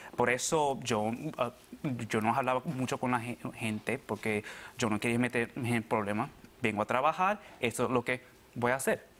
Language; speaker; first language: Spanish; early bilingual, other home language; Arabic